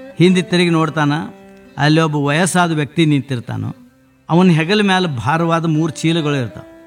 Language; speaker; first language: Kannada; native; Kannada